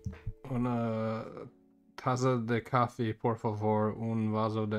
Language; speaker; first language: Spanish; non-native, learner; English